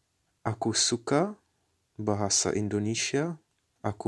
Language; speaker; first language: Indonesian; non-native, learner; Czech